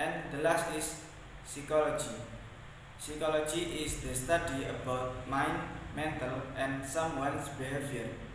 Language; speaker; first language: English; non-native, learner; Indonesian